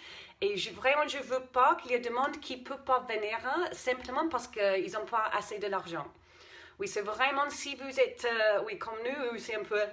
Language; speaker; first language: French; non-native, fluent; English